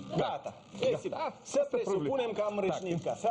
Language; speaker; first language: Romanian; native; Romanian